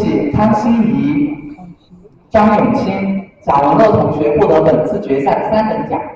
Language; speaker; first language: Chinese; native; Chinese